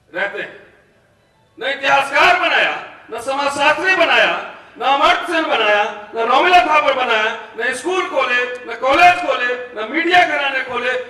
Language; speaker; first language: Hindi; native; Hindi